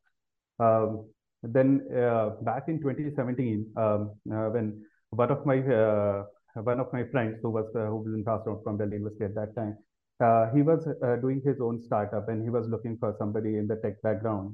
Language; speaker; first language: English; non-native, local second language; Hindi